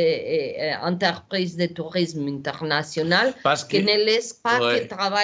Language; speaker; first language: French; non-native, learner; Portuguese